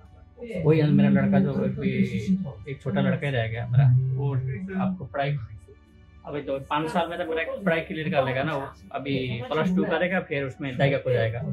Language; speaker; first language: Hindi; non-native, learner; Nepali